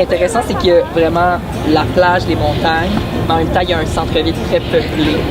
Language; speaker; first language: French; native; French